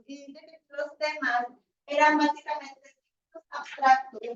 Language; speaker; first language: Spanish; native; Spanish